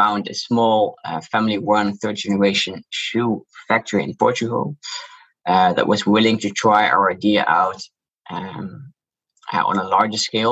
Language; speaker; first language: English; non-native, fluent; Dutch